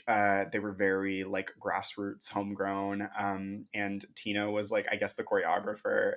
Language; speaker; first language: English; native; English